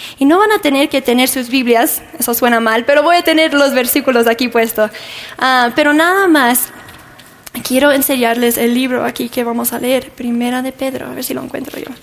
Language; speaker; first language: Spanish; non-native, fluent; English